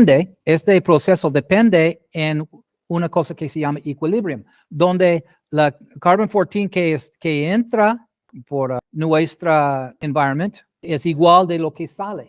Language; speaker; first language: Spanish; non-native, fluent; English